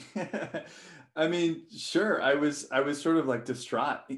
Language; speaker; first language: English; non-native, local second language; Cantonese